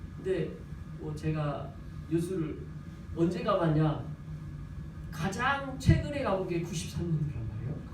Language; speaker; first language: Korean; native; Korean